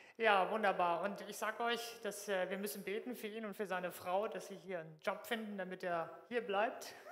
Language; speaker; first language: German; native; German